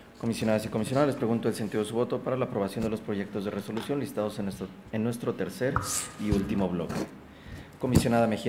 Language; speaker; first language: Spanish; native; Spanish